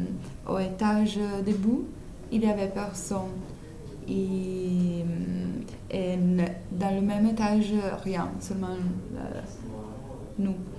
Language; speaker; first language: French; non-native, learner; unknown